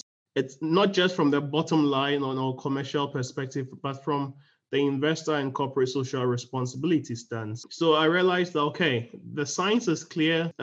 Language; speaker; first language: English; non-native, local second language; Akan